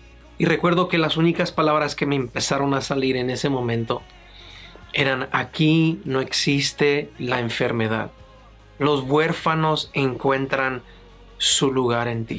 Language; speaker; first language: Spanish; native; Spanish